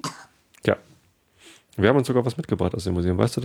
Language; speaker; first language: German; native; German